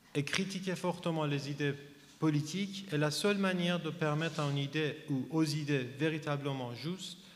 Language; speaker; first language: French; non-native, fluent; Persian